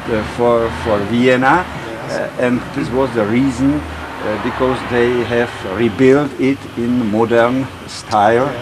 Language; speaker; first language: English; non-native, fluent; Czech